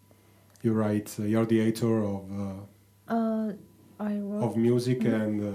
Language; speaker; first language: English; non-native, learner; Italian